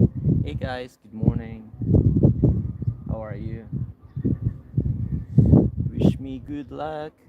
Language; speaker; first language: English; non-native, learner; Azerbaijani